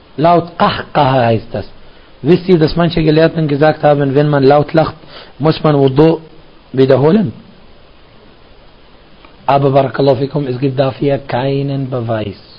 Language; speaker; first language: German; non-native, fluent; Arabic